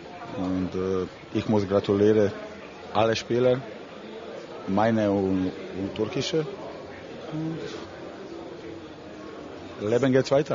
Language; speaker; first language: German; non-native, learner; Croatian